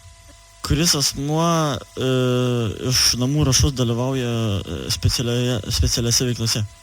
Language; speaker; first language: Lithuanian; non-native, fluent; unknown